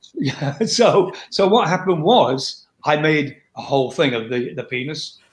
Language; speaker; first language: English; native; English